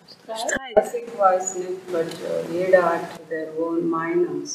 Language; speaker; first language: German; non-native, learner; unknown